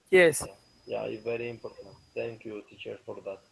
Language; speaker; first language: English; non-native, learner; Spanish